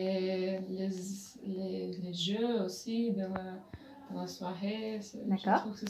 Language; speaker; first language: French; non-native, fluent; Portuguese